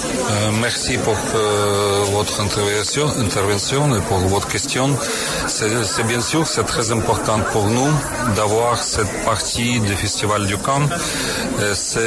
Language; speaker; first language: French; non-native, fluent; Ukrainian